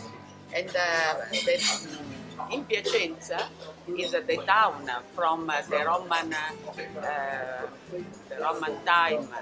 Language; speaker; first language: English; non-native, learner; Italian